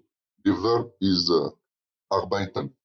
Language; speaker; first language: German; non-native, learner; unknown